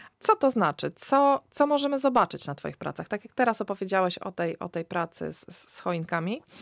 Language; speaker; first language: Polish; native; Polish